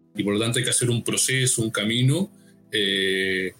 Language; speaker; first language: Spanish; native; Spanish